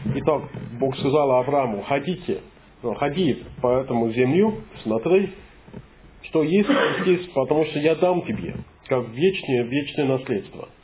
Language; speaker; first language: Russian; non-native, fluent; English